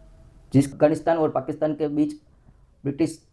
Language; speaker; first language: Hindi; non-native, local second language; Gujarati